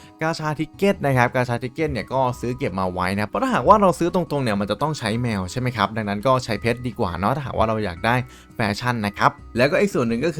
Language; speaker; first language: Thai; native; Thai